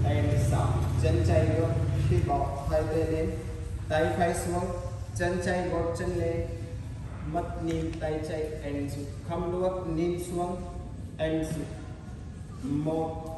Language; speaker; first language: Vietnamese; non-native, fluent; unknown